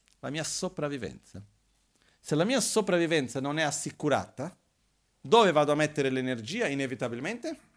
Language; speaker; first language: Italian; non-native, fluent; Portuguese